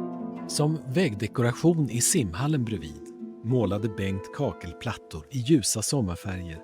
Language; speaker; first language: Swedish; native; Swedish